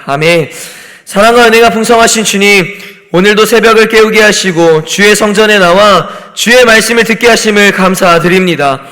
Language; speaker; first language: Korean; native; Korean